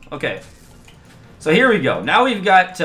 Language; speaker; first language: English; native; English